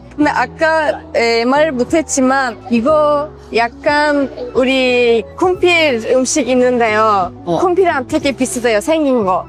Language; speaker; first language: Korean; non-native, fluent; Turkish